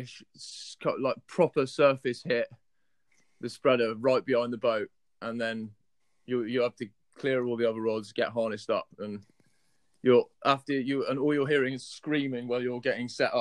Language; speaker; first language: English; native; English